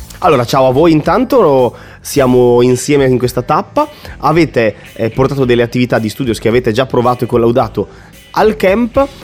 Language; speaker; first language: Italian; native; Italian